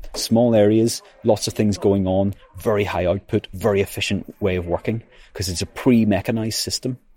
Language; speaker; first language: English; native; English